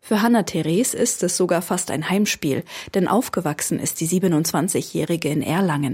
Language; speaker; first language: German; native; German